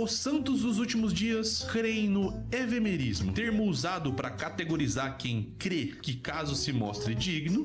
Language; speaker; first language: Portuguese; native; Portuguese